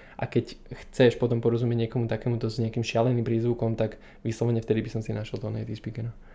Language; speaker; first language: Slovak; native; Slovak